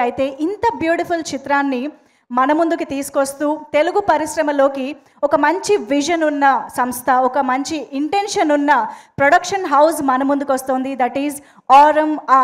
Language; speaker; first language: Telugu; native; Telugu